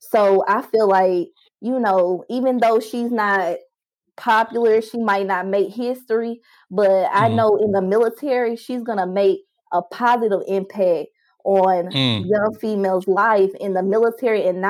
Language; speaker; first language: English; native; English